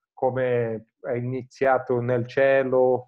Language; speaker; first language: Italian; non-native, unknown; Portuguese